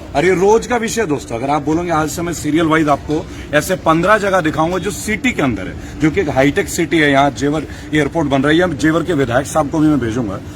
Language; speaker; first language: Hindi; non-native, local second language; Bangla